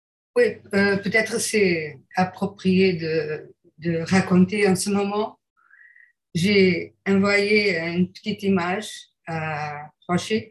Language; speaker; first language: French; non-native, fluent; Portuguese